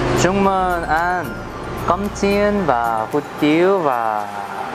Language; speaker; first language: Vietnamese; non-native, learner; Korean